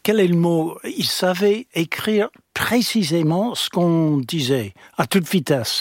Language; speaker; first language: French; non-native, fluent; English